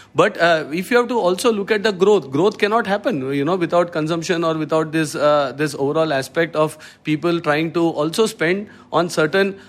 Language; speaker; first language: English; non-native, local second language; Malayalam